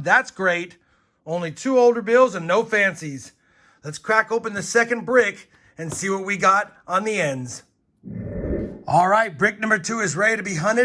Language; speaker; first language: English; native; English